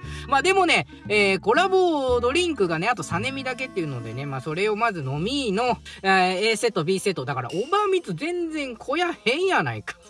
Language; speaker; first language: Japanese; native; Japanese